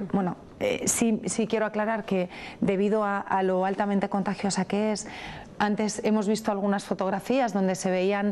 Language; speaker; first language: Spanish; native; Spanish